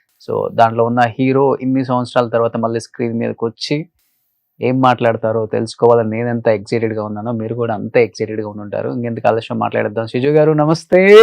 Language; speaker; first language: Telugu; native; Telugu